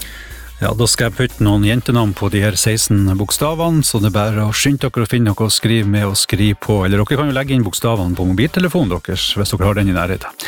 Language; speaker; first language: Norwegian; native; Norwegian